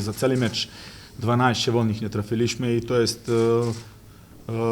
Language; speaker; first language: Polish; non-native, fluent; Serbian